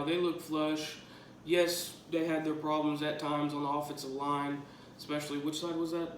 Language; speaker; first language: English; native; English